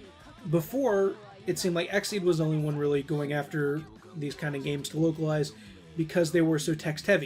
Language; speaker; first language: English; native; English